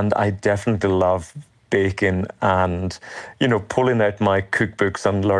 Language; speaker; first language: English; native; English